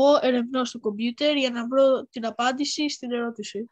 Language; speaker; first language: Greek; non-native, learner; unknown